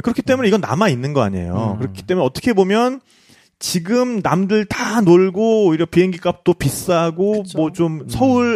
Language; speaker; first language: Korean; native; Korean